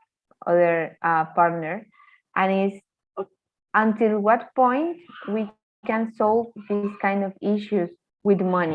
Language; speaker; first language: English; non-native, fluent; Spanish